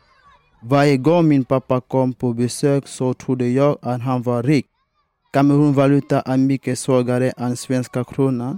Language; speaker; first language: Swedish; non-native, fluent; French